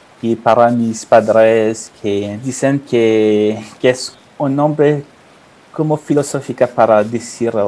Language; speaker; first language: Spanish; non-native, learner; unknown